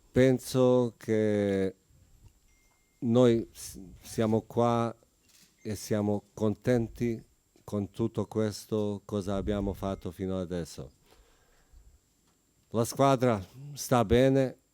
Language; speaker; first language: Italian; non-native, fluent; Bosnian